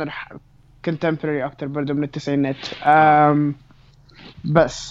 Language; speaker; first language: Arabic; native; Arabic